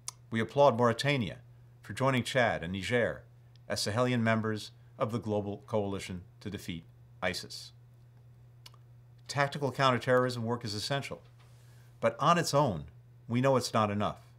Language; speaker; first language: English; native; English